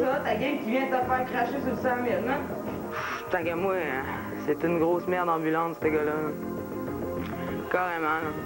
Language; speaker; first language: French; native; French